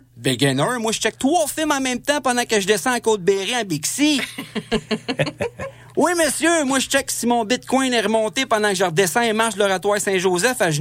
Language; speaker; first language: French; native; French